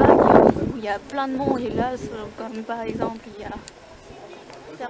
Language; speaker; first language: French; non-native, fluent; Vietnamese